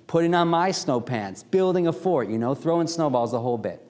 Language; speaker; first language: English; native; English